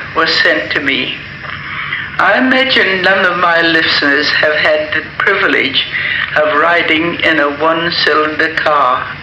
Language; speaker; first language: English; native; English